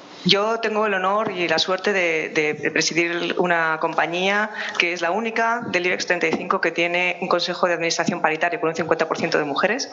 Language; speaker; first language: Spanish; native; Spanish